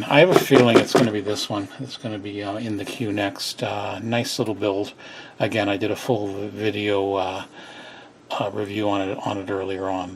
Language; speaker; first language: English; native; English